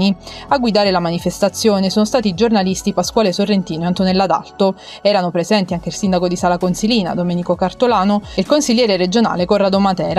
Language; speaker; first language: Italian; native; Italian